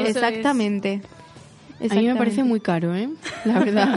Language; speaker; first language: Spanish; native; Spanish